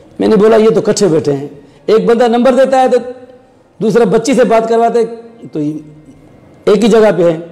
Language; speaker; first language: Urdu; non-native, local second language; Sindhi